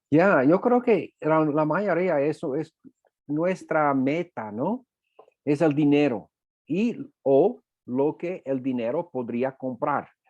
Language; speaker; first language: Spanish; non-native, fluent; English